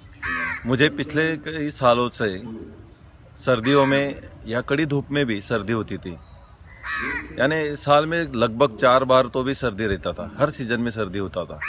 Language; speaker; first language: Hindi; non-native, local second language; Marathi